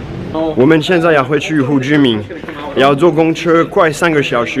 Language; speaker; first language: Chinese; non-native, fluent; French